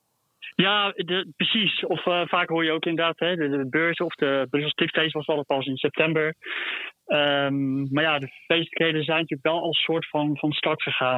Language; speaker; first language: Dutch; native; Dutch